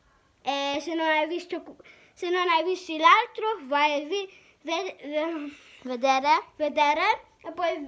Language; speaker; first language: Italian; early bilingual, heritage; Italian